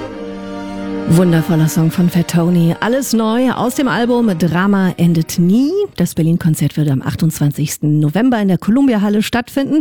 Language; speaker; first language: German; native; German